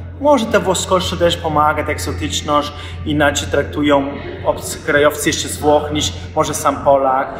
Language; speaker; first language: Polish; non-native, fluent; Italian